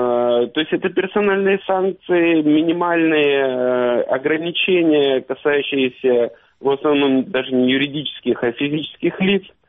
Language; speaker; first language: Russian; native; Russian